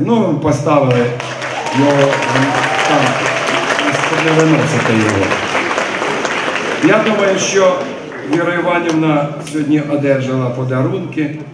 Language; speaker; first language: Ukrainian; native; Ukrainian